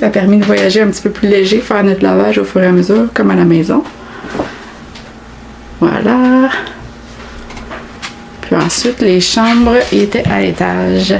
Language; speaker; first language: French; native; French